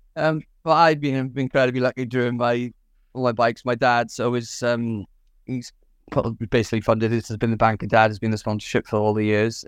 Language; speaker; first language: English; native; English